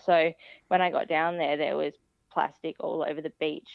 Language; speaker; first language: English; native; English